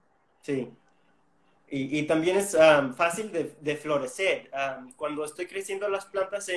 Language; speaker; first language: Spanish; non-native, fluent; English